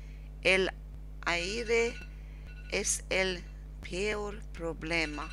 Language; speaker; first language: Spanish; non-native, learner; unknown